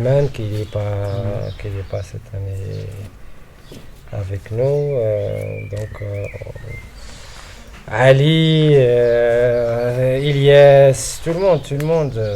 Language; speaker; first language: French; non-native, local second language; Arabic